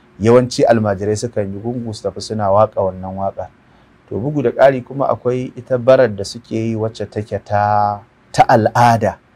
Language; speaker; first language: Hausa; native; Hausa